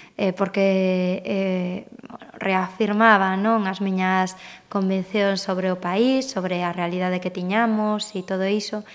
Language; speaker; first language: Galician; native; Galician